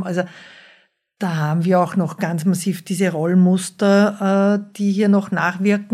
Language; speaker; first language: German; native; German